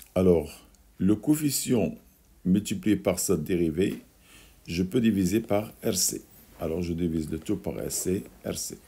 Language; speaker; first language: French; non-native, local second language; Arabic